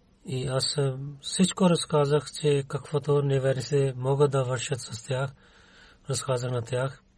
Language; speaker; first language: Bulgarian; non-native, learner; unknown